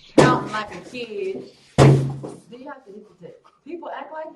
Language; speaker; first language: English; native; English